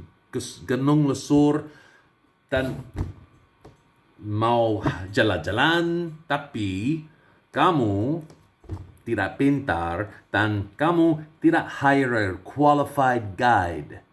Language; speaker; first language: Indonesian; non-native, learner; English